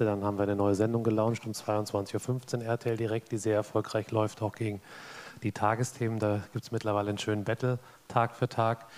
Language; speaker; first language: German; native; German